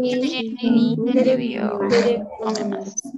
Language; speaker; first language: Japanese; non-native, learner; Spanish